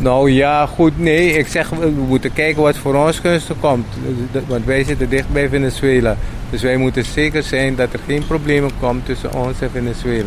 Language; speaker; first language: Dutch; non-native, local second language; Papiamento